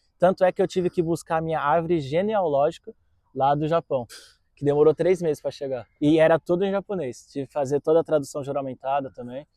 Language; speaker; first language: Portuguese; native; Portuguese